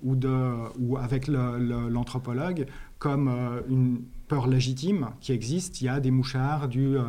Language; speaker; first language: French; native; French